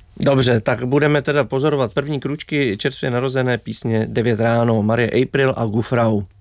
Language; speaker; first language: Czech; native; Czech